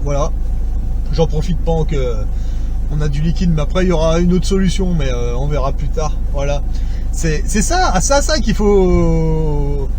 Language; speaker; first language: French; native; French